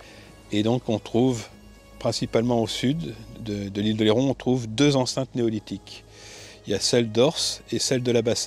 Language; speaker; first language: French; native; French